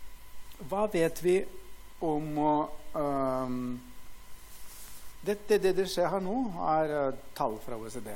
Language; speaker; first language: Norwegian; non-native, fluent; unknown